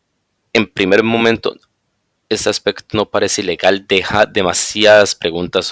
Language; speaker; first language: Spanish; native; Spanish